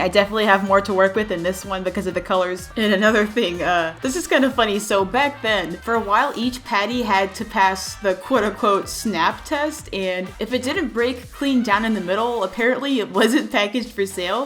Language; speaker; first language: English; native; English